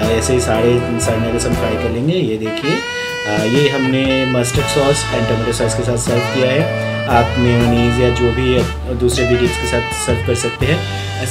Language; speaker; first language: Hindi; non-native, local second language; Bangla